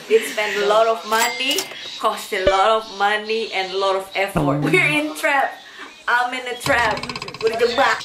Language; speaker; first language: English; non-native, fluent; Indonesian